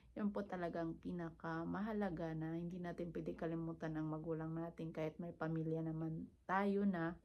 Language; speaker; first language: Filipino; non-native, local second language; Cebuano